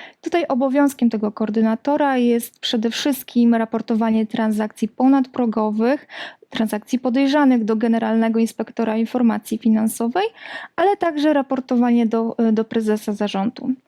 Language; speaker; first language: Polish; native; Polish